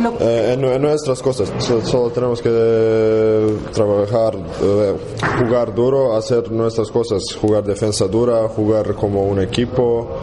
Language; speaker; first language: Spanish; non-native, learner; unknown